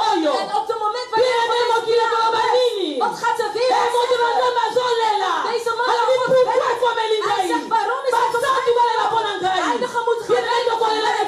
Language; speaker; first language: Dutch; non-native, learner; French